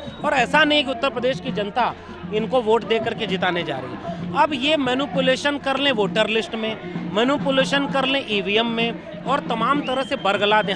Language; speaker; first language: Hindi; native; Hindi